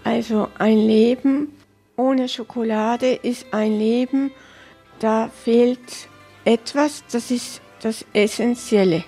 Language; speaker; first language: German; early bilingual, heritage; German